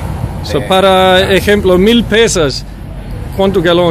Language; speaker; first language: Spanish; non-native, learner; English